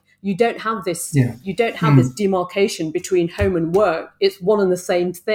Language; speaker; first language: English; native; English